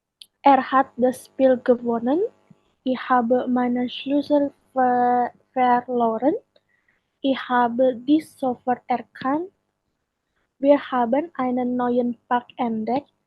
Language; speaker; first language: German; non-native, learner; Indonesian